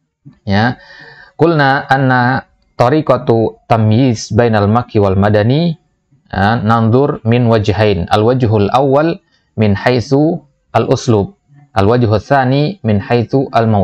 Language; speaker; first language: Arabic; non-native, fluent; Indonesian